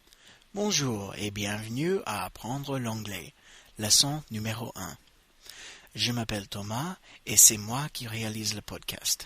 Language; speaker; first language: French; non-native, fluent; English